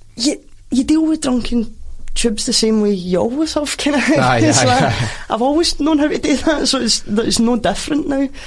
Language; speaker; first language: English; native; English